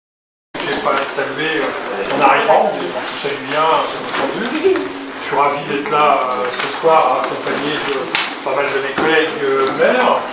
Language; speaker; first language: French; native; French